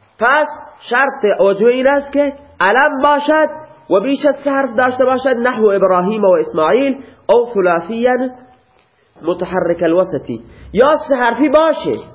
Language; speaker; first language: Persian; non-native, local second language; Baluchi